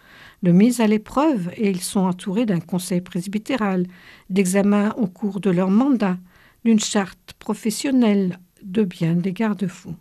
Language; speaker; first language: French; native; French